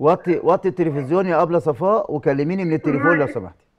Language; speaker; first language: Arabic; native; Arabic